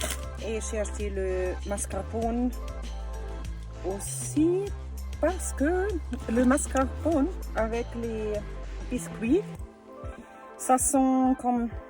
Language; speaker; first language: French; non-native, learner; German